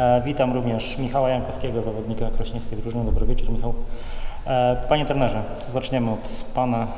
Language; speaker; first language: Polish; native; Polish